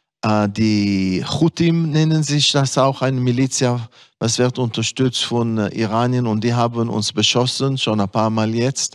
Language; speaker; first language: German; non-native, fluent; Hebrew